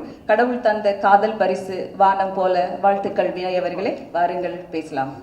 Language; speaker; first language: Tamil; native; Tamil